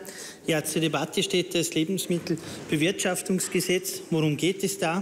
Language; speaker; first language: German; native; German